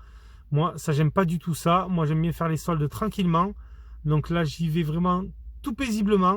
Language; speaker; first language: French; native; French